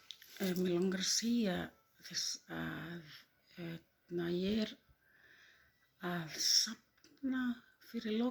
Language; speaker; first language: Icelandic; non-native, learner; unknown